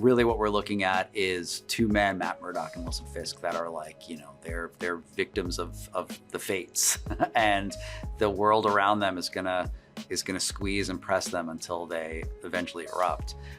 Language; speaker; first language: English; native; English